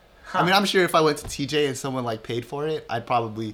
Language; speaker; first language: English; early bilingual, other home language; Filipino